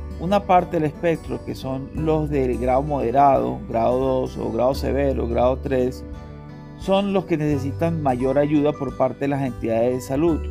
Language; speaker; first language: Spanish; native; Spanish